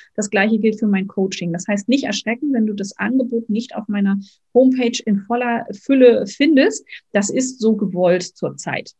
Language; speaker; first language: German; native; German